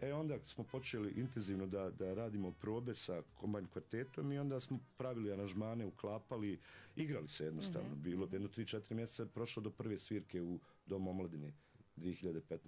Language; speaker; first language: Serbian; native; Serbian